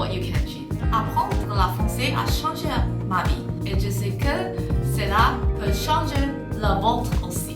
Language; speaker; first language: French; non-native, learner; English